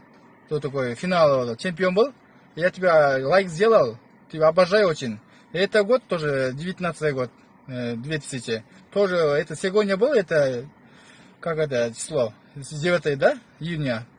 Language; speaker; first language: Russian; non-native, local second language; Kyrgyz